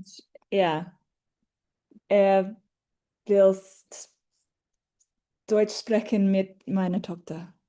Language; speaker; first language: German; non-native, learner; English